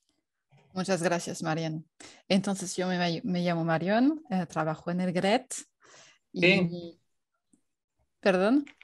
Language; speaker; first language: Spanish; non-native, fluent; French